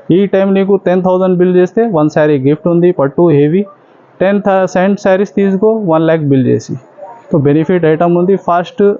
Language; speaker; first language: Telugu; non-native, local second language; Urdu